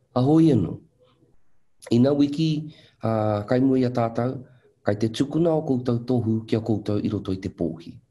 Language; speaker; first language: Māori; native; Māori